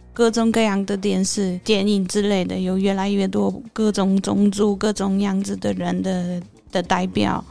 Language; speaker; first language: Chinese; non-native, fluent; Polish